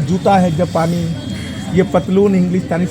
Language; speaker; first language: Hindi; native; Hindi